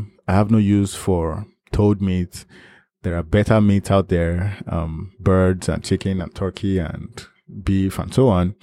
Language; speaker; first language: English; non-native, local second language; Yoruba